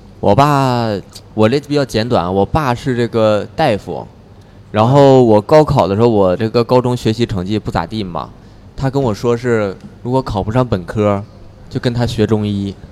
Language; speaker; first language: Chinese; native; Chinese